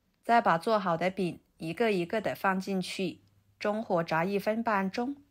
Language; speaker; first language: Chinese; native; Chinese